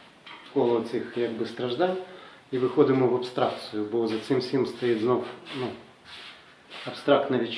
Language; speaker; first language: Ukrainian; native; Ukrainian